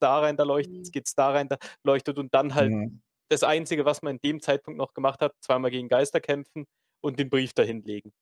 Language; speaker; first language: German; native; German